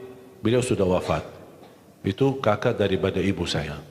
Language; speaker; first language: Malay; non-native, fluent; Arabic